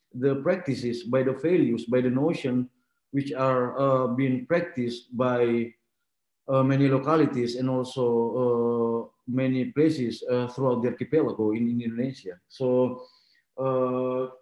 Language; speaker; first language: English; non-native, fluent; Indonesian